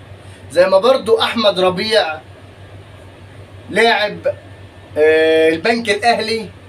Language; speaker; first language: Arabic; native; Arabic